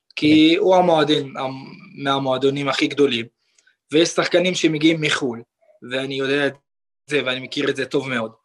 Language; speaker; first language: Hebrew; non-native, local second language; Arabic